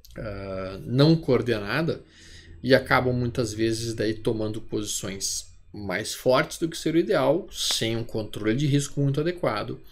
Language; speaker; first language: Portuguese; native; Portuguese